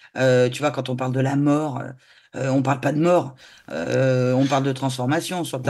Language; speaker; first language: French; native; French